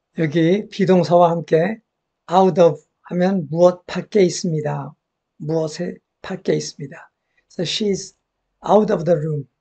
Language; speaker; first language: Korean; native; Korean